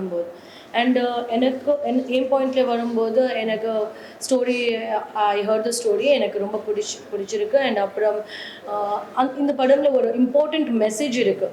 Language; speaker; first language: Tamil; non-native, learner; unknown